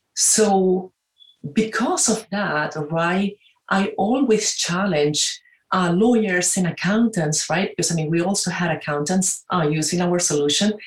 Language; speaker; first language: English; non-native, fluent; Spanish